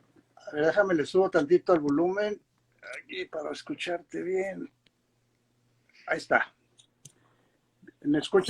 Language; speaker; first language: Spanish; native; Spanish